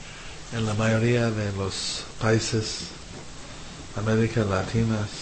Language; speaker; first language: Spanish; non-native, fluent; English